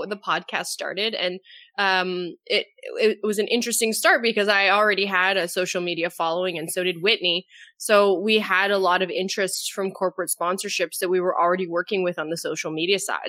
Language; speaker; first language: English; native; English